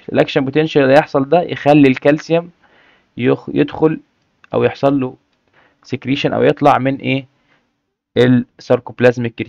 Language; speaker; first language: Arabic; native; Arabic